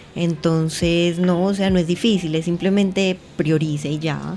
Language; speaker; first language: Spanish; native; Spanish